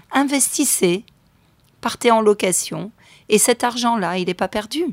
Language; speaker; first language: French; native; French